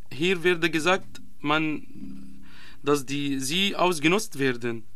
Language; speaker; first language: German; non-native, learner; Arabic